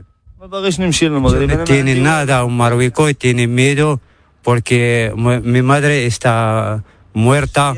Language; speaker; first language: Spanish; non-native, learner; Arabic